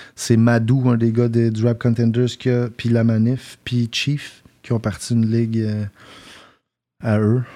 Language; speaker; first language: French; native; French